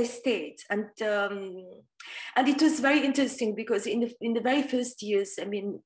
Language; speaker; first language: English; non-native, fluent; Italian